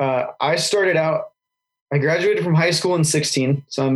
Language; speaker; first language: English; native; English